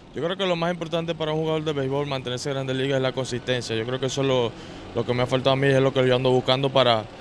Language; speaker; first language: Spanish; native; Spanish